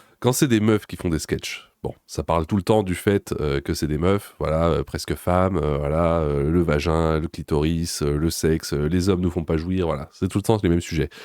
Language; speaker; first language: French; native; French